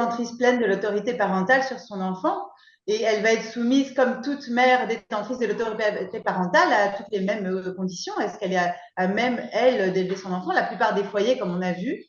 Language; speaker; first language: French; native; French